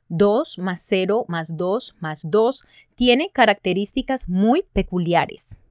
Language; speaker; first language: Spanish; early bilingual, other home language; English